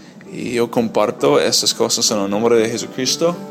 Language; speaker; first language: Spanish; non-native, fluent; English